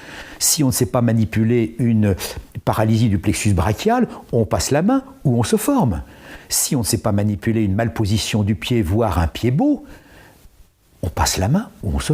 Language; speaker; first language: French; native; French